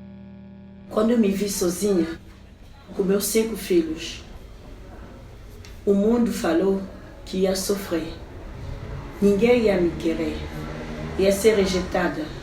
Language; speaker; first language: Portuguese; non-native, fluent; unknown